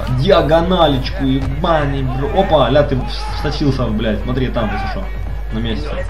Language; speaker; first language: Russian; native; Russian